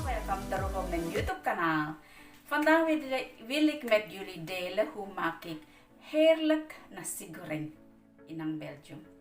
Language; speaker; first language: Dutch; non-native, learner; Indonesian